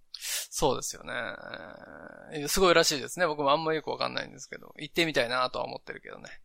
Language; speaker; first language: Japanese; native; Japanese